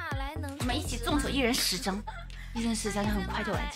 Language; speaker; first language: Chinese; native; Chinese